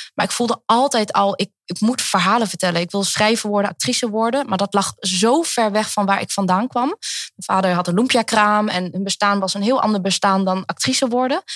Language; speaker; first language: Dutch; early bilingual, other home language; Vietnamese